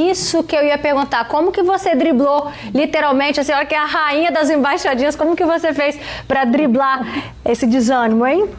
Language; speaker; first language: Portuguese; native; Portuguese